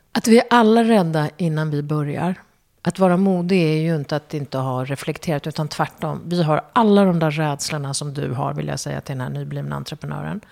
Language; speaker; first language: Swedish; early bilingual, other home language; Kurdish